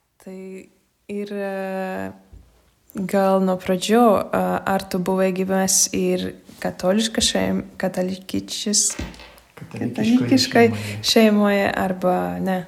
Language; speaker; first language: Lithuanian; non-native, learner; Latvian